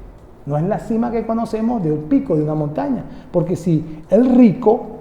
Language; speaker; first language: Spanish; native; Spanish